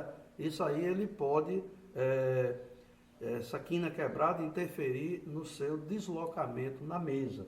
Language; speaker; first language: Portuguese; native; Portuguese